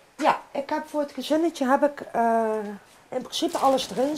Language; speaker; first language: Dutch; native; Dutch